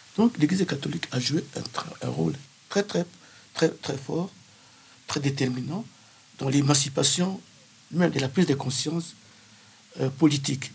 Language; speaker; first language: French; non-native, local second language; Kongo